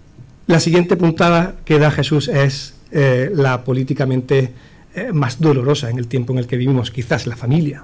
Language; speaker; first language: Spanish; native; Spanish